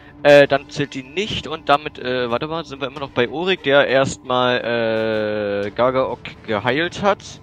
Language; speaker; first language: German; native; German